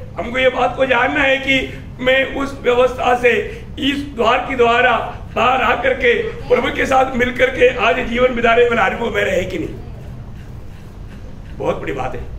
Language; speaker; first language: Hindi; non-native, local second language; Malayalam